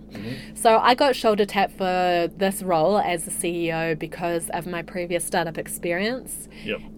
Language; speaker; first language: English; native; English